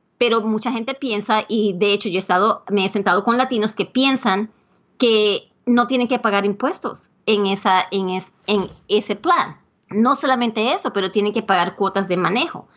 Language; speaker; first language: Spanish; native; Spanish